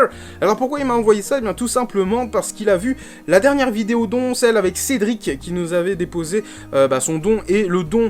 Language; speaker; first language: French; native; French